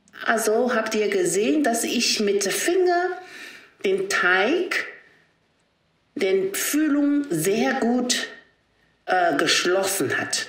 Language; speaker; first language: German; non-native, learner; Chinese